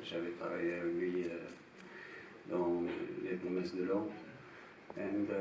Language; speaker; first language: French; non-native, fluent; English